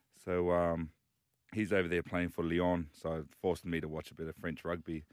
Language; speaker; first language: English; native; English